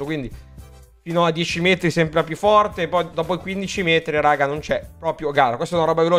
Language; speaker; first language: Italian; native; Italian